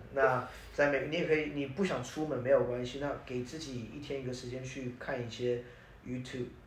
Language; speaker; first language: Chinese; early bilingual, heritage; Chinese